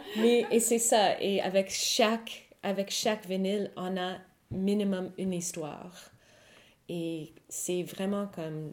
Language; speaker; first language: French; non-native, fluent; English